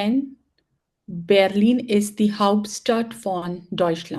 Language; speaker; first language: German; non-native, learner; Hindi